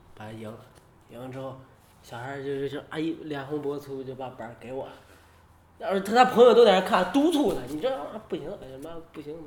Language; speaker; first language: Chinese; native; Chinese